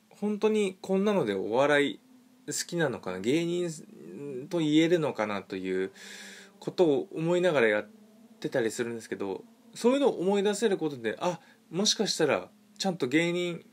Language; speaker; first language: Japanese; native; Japanese